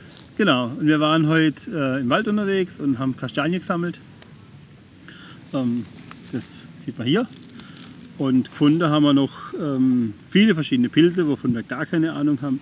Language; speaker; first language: German; native; German